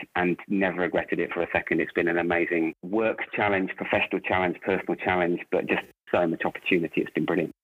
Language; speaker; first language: English; native; English